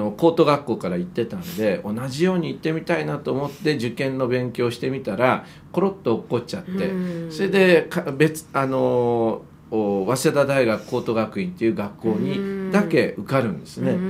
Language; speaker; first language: Japanese; native; Japanese